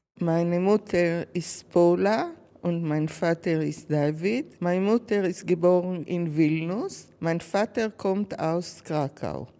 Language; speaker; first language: German; non-native, learner; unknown